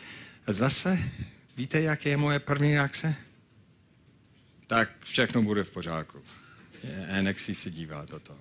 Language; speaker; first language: Czech; non-native, fluent; English